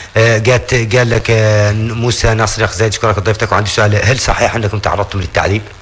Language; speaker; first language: Arabic; native; Arabic